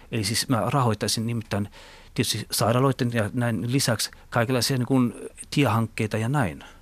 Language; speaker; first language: Finnish; non-native, local second language; Swedish